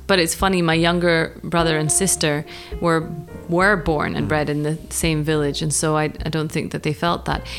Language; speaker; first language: English; native; English